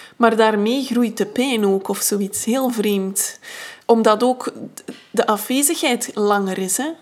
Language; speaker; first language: Dutch; native; Dutch